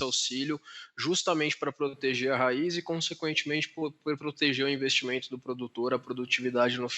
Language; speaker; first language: Portuguese; native; Portuguese